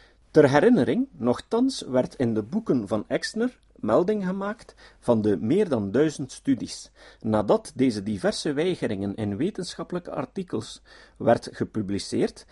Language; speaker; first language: Dutch; native; Dutch